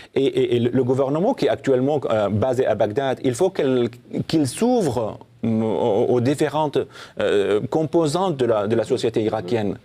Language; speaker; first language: French; non-native, fluent; Assyrian Neo-Aramaic